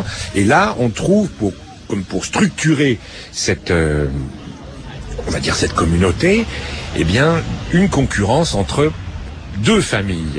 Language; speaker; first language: French; native; French